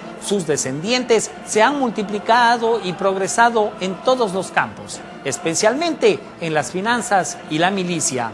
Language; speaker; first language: Spanish; native; Spanish